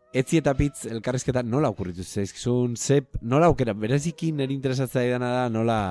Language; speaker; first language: Basque; native; Basque